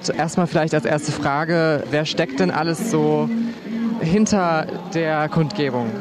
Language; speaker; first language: German; native; German